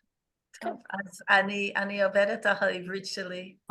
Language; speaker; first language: Hebrew; non-native, learner; English